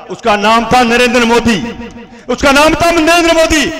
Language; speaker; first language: Hindi; native; Hindi